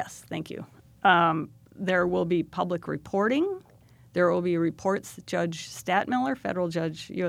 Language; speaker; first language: English; native; English